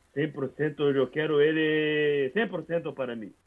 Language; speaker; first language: Spanish; non-native, learner; Portuguese